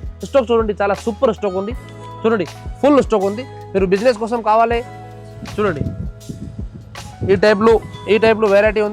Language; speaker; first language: Telugu; non-native, local second language; Urdu